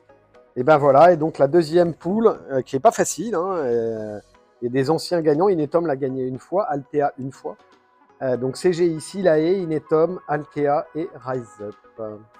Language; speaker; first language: French; native; French